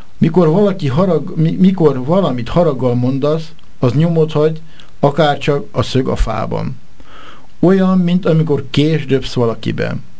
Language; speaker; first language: Hungarian; native; Hungarian